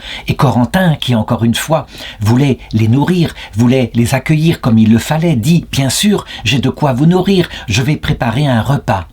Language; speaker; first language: French; native; French